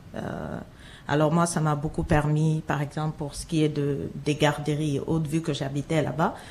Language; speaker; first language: French; non-native, local second language; Fula